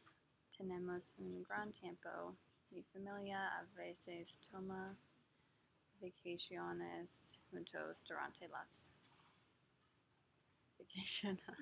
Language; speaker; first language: Spanish; non-native, learner; English